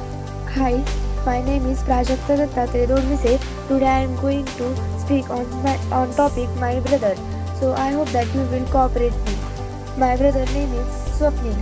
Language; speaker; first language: English; non-native, learner; Marathi